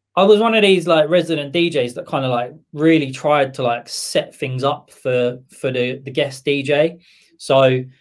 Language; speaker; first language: English; native; English